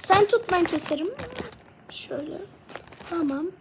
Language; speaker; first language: Turkish; native; Turkish